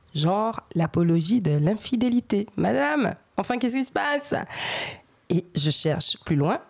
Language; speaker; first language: French; native; French